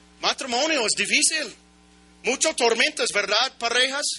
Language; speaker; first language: Spanish; non-native, learner; English